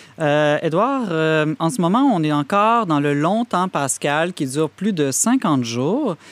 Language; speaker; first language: French; native; French